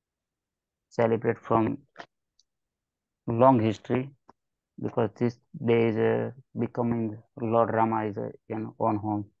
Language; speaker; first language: English; non-native, learner; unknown